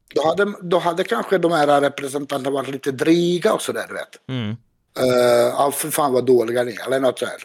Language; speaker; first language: Swedish; non-native, fluent; Bosnian